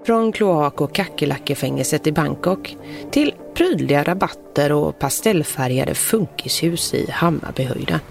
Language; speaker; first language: Swedish; native; Swedish